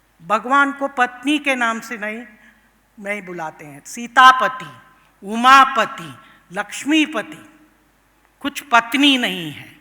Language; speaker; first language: Hindi; non-native, local second language; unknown